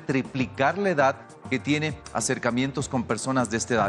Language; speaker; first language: Spanish; native; Spanish